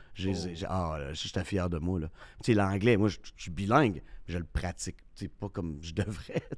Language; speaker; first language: French; native; French